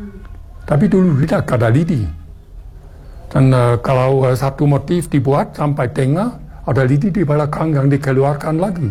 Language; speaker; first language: Indonesian; non-native, fluent; German